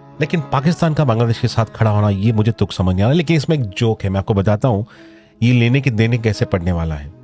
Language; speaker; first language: Hindi; non-native, local second language; Marathi